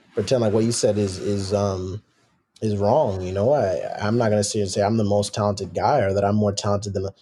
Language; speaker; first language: English; native; English